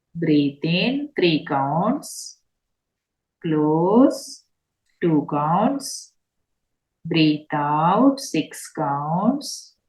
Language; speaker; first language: English; non-native, local second language; Telugu